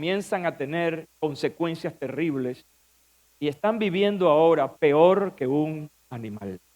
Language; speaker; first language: Spanish; native; Spanish